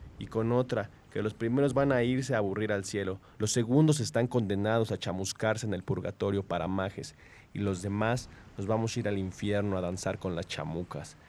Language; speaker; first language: Spanish; native; Spanish